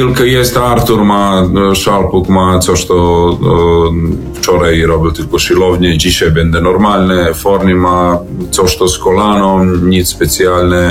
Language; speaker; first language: Polish; non-native, learner; Serbian